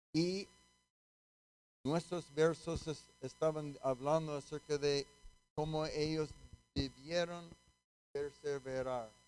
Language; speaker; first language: Spanish; non-native, fluent; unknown